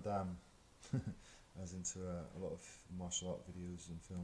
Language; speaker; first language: English; native; English